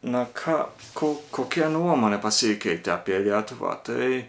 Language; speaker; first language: Lithuanian; non-native, learner; Japanese